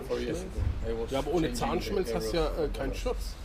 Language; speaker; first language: German; native; German